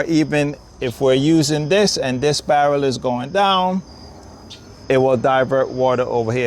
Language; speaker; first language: English; native; English